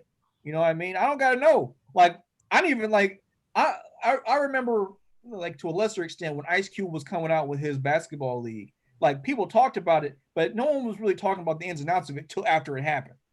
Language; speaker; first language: English; native; English